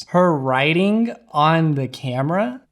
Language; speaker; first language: English; native; English